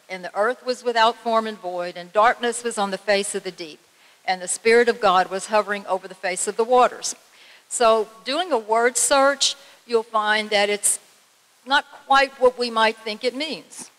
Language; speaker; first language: English; native; English